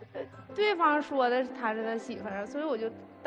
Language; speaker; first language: Chinese; native; Chinese